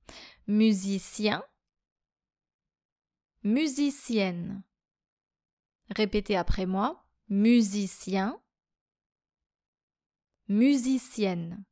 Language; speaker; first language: French; native; French